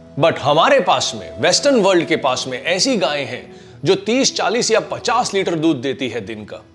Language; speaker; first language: Hindi; native; Hindi